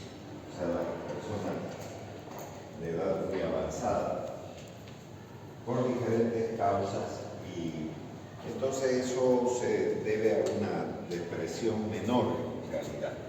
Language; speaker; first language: Spanish; native; Spanish